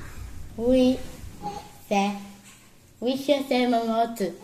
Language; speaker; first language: French; native; French